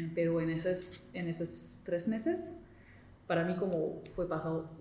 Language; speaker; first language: Spanish; non-native, fluent; English